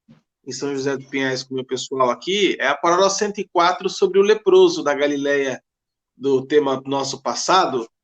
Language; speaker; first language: Portuguese; native; Portuguese